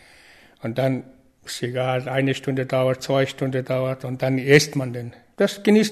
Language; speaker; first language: German; non-native, learner; Mongolian